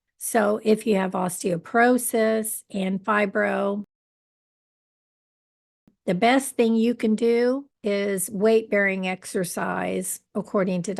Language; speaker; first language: English; native; English